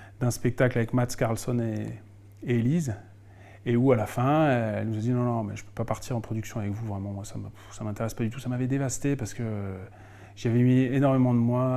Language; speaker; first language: French; native; French